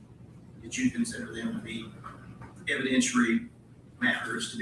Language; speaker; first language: English; native; English